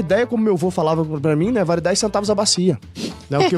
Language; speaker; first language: Portuguese; native; Portuguese